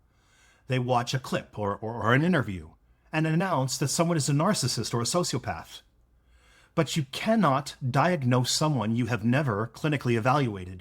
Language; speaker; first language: English; native; English